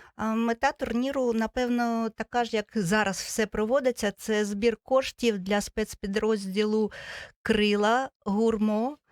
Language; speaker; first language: Ukrainian; non-native, local second language; Russian